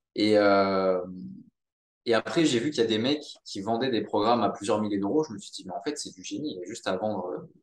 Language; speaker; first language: French; native; French